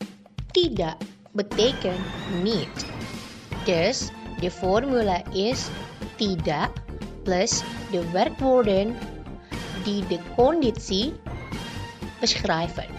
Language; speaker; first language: Dutch; non-native, learner; Indonesian